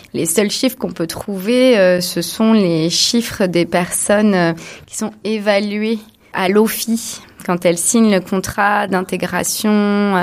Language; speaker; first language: French; native; French